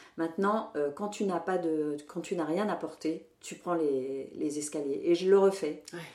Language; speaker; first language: French; native; French